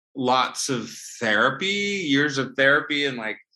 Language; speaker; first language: English; native; English